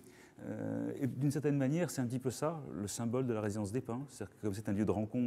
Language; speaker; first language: French; native; French